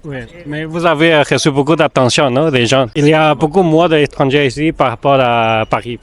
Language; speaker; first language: French; non-native, fluent; Chinese